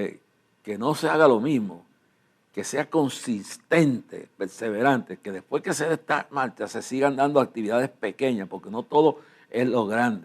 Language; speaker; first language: Spanish; native; Spanish